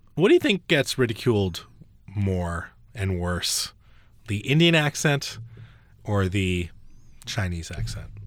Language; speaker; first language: English; early bilingual, other home language; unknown